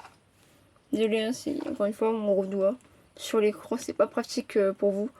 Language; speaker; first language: French; native; French